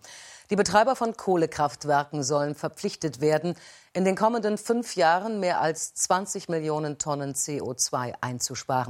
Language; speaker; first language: German; native; German